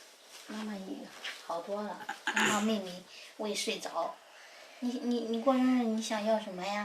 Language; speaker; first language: Chinese; native; Chinese